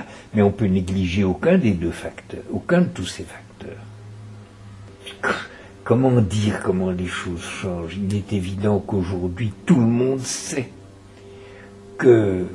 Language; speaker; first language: French; native; French